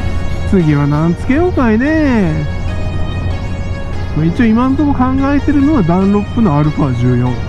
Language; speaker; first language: Japanese; native; Japanese